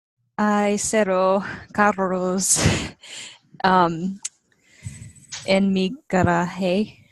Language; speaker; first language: Spanish; non-native, learner; English